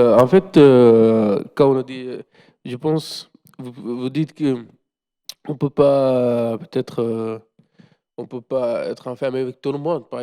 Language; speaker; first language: French; non-native, learner; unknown